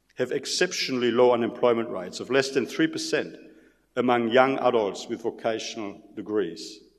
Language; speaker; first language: English; non-native, fluent; German